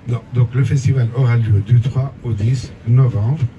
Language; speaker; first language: French; non-native, local second language; Arabic